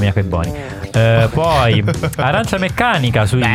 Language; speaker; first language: Italian; native; Italian